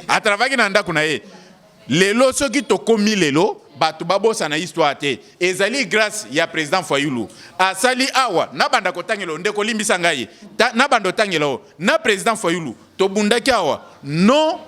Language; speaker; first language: Lingala; non-native, local second language; Luba-Lulua